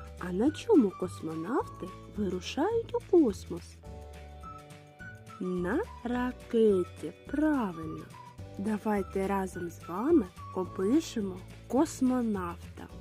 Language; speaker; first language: Ukrainian; native; Ukrainian